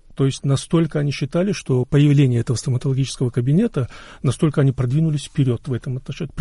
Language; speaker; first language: Russian; non-native, local second language; Chechen